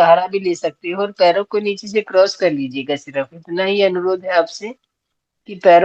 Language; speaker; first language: Hindi; native; Hindi